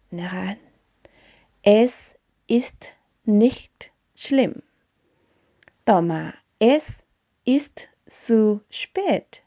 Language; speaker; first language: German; non-native, fluent; Thai